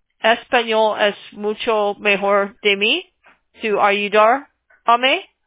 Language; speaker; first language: Spanish; non-native, learner; English